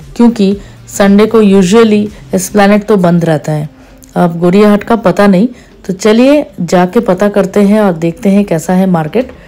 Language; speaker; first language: Hindi; non-native, local second language; Bangla